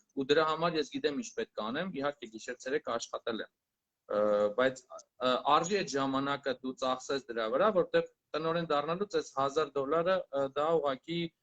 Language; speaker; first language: Armenian; native; Armenian